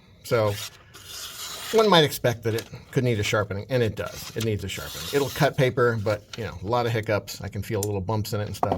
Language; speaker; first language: English; native; English